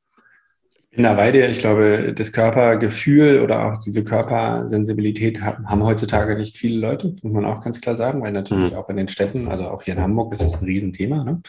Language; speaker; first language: German; native; German